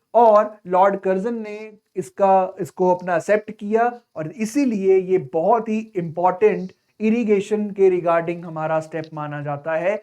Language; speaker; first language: Hindi; native; Hindi